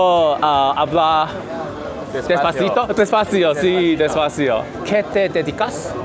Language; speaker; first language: Spanish; non-native, learner; Chinese